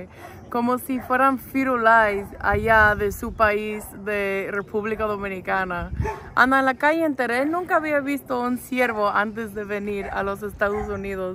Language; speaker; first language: Spanish; early bilingual, heritage; English